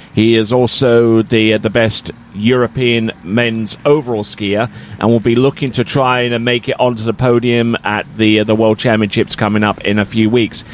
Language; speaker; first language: English; native; English